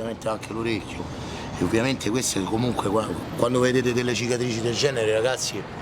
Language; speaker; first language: Italian; native; Italian